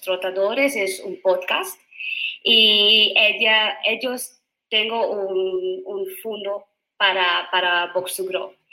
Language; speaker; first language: Spanish; non-native, learner; Dutch